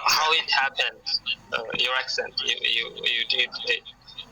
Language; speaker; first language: English; non-native, learner; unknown